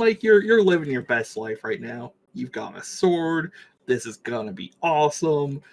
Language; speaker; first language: English; native; English